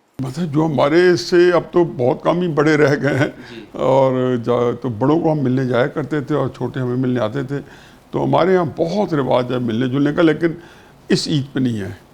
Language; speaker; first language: Urdu; non-native, local second language; Saraiki